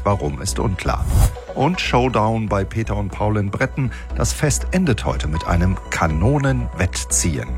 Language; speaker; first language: German; native; German